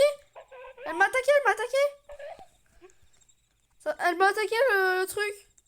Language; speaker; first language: French; native; French